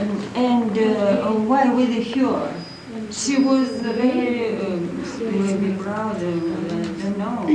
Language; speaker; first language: English; non-native, learner; Russian